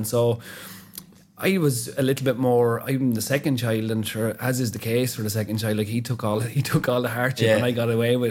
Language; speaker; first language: English; native; English